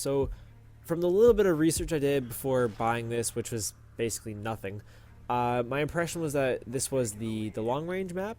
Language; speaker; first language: English; native; English